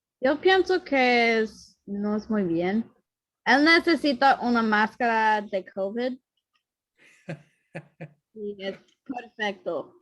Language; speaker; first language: Spanish; non-native, learner; English